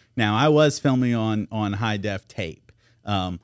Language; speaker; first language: English; native; English